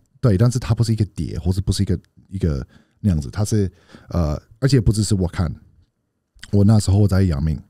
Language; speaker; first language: Chinese; early bilingual, heritage; Chinese